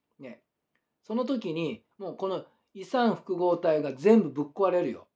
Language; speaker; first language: Japanese; native; Japanese